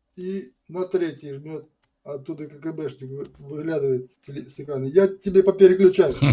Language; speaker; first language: Russian; native; Russian